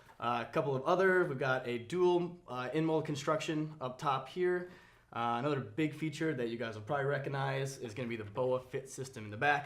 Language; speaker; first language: English; native; English